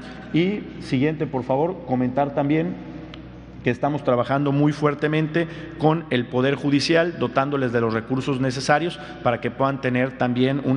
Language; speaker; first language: Spanish; native; Spanish